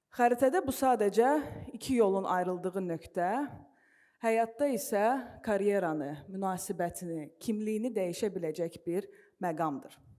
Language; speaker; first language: Azerbaijani; non-native, local second language; Russian